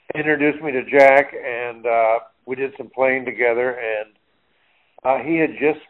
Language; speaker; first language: English; native; English